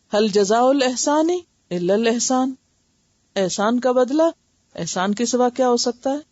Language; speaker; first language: Urdu; native; Urdu